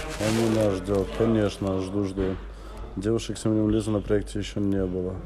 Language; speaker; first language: Russian; native; Russian